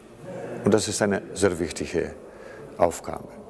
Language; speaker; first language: German; non-native, fluent; Greek